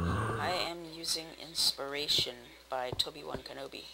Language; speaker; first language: English; native; English